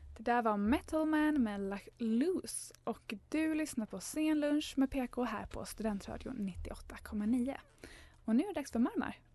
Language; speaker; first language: Swedish; native; Swedish